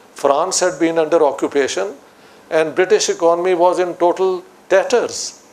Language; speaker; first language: English; non-native, local second language; Punjabi